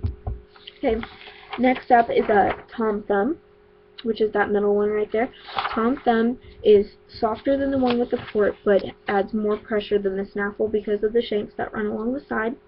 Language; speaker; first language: English; native; English